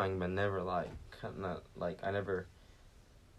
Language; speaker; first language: English; early bilingual, other home language; Japanese